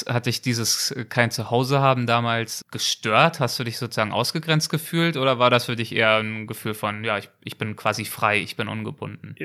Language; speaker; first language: German; native; German